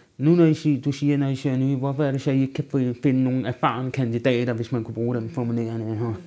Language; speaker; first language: Danish; native; Danish